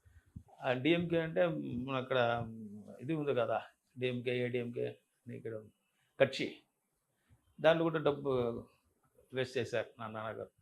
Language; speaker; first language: Telugu; non-native, learner; Tamil